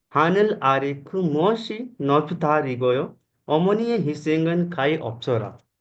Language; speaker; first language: Korean; non-native, learner; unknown